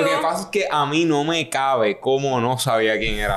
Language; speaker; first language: Spanish; native; Spanish